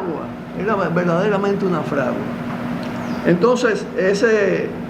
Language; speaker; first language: Spanish; native; Spanish